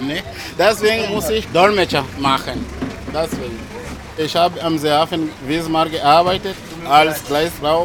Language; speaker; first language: German; non-native, learner; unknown